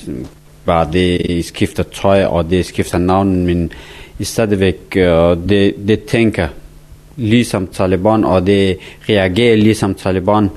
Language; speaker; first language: Danish; non-native, learner; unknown